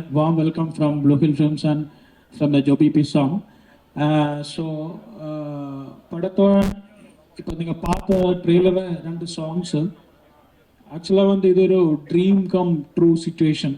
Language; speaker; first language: Tamil; non-native, learner; Malayalam